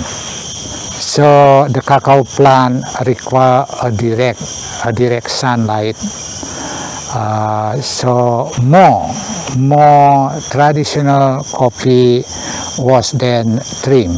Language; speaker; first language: English; non-native, learner; Indonesian